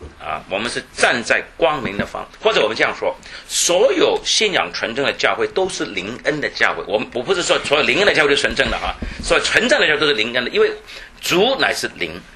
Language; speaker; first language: Chinese; non-native, local second language; Cantonese